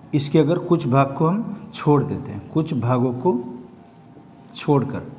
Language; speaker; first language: Hindi; native; Hindi